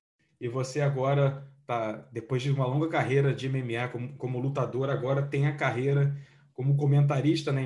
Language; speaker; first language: Portuguese; native; Portuguese